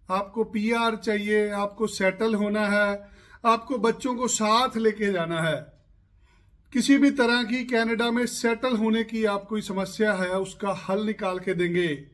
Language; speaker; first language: Hindi; non-native, local second language; Punjabi